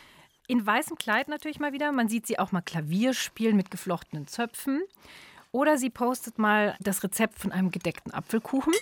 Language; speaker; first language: German; native; German